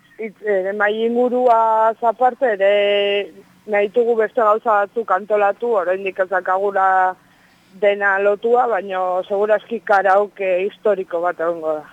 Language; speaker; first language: Basque; non-native, local second language; Spanish